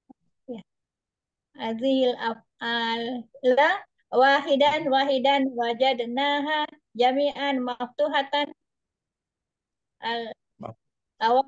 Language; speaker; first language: Arabic; non-native, learner; Indonesian